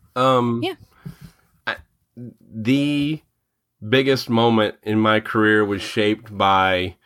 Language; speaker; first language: English; native; English